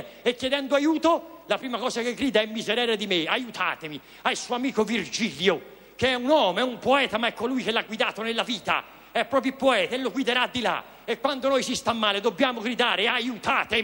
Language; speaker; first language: Italian; native; Italian